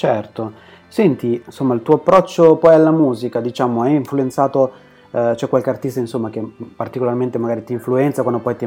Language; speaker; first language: Italian; native; Italian